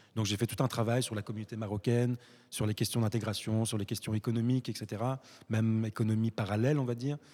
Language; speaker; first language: French; early bilingual, other home language; Arabic